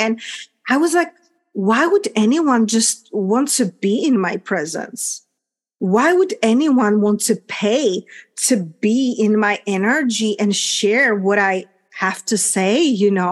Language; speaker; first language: English; non-native, fluent; Czech